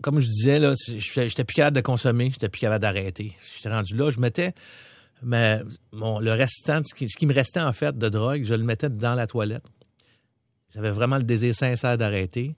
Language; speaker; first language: French; native; French